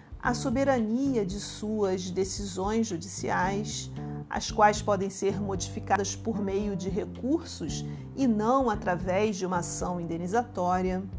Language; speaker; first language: Portuguese; native; Portuguese